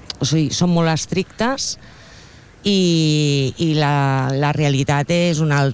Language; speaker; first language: Catalan; non-native, local second language; Spanish